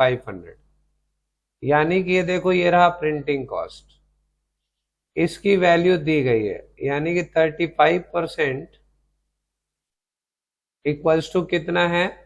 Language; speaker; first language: Hindi; native; Hindi